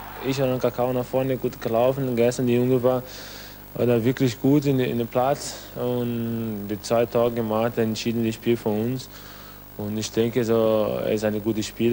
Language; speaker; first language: German; non-native, learner; Portuguese